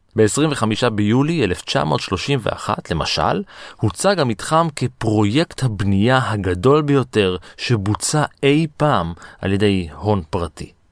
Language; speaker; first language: Hebrew; native; Hebrew